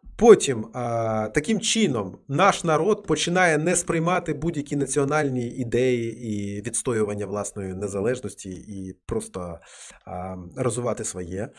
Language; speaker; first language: Ukrainian; non-native, local second language; Russian